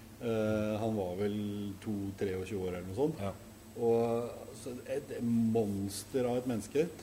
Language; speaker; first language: Norwegian; native; Norwegian